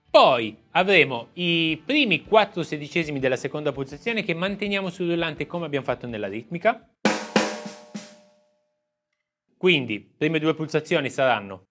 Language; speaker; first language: Italian; native; Italian